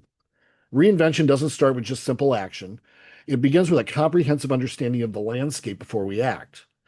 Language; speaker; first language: English; native; English